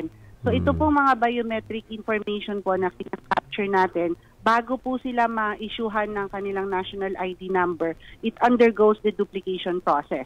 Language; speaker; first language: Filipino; native; Filipino